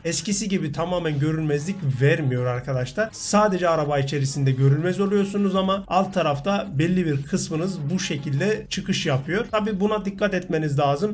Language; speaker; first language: Turkish; native; Turkish